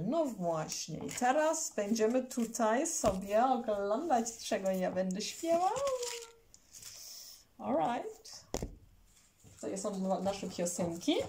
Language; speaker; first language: Polish; early bilingual, heritage; German